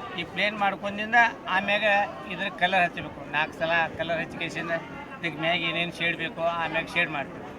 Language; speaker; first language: Kannada; native; Kannada